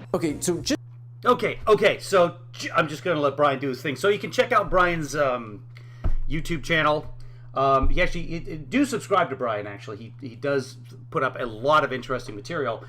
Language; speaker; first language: English; native; English